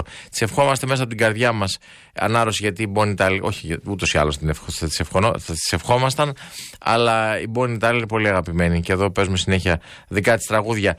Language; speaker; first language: Greek; native; Greek